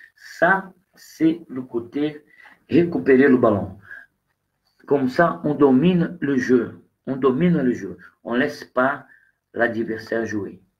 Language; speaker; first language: French; non-native, learner; Portuguese